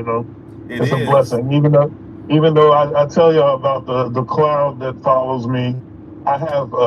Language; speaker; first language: English; native; English